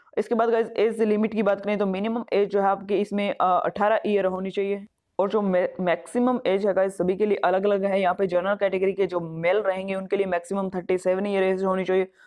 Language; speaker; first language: Hindi; non-native, local second language; Punjabi